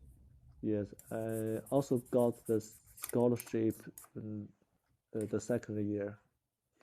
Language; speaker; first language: English; non-native, learner; Chinese